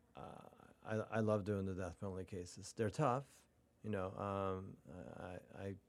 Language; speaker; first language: English; non-native, fluent; Norwegian